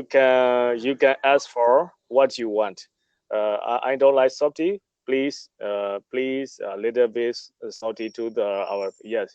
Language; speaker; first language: English; non-native, learner; Burmese